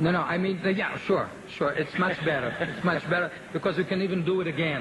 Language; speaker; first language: English; non-native, fluent; Portuguese